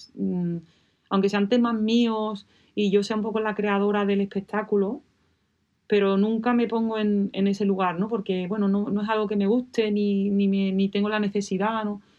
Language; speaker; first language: Spanish; native; Spanish